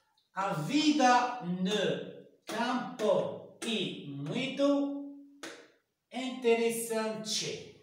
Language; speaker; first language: Portuguese; non-native, learner; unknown